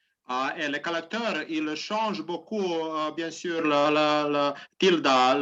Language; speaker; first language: French; non-native, learner; Serbian